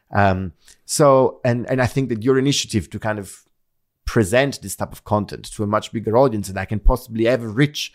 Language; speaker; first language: English; non-native, fluent; Italian